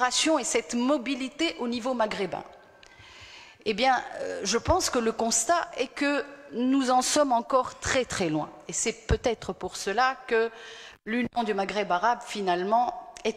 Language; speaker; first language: French; non-native, local second language; Arabic